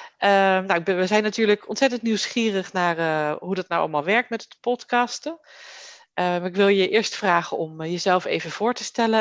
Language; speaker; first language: Dutch; native; Dutch